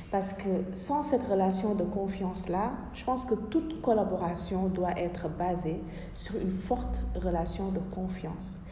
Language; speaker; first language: French; non-native, local second language; Wolof